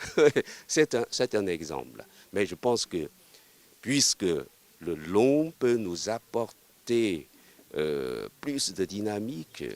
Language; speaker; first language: French; non-native, fluent; Chinese